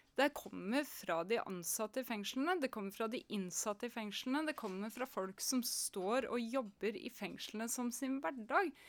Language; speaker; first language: Norwegian; native; Norwegian